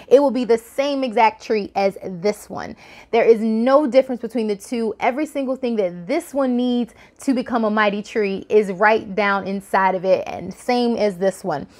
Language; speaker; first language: English; native; English